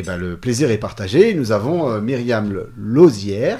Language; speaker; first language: French; native; French